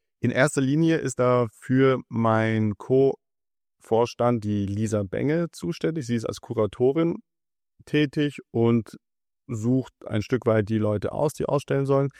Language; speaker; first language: German; early bilingual, other home language; Russian